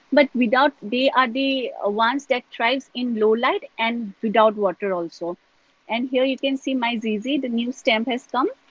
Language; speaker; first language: English; non-native, local second language; Assamese